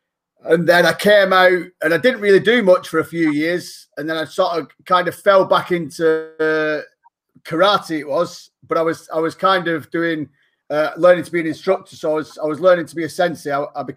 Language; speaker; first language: English; native; English